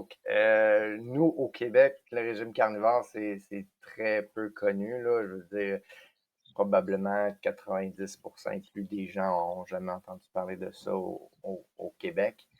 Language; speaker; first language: French; native; French